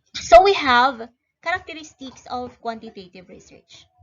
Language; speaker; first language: English; non-native, local second language; Filipino